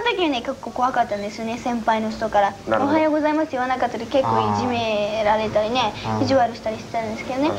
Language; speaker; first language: Japanese; non-native, fluent; English